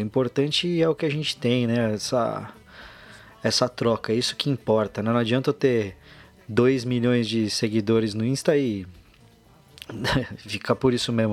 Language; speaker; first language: Portuguese; native; Portuguese